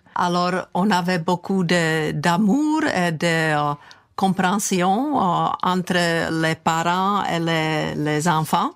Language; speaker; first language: French; non-native, fluent; Czech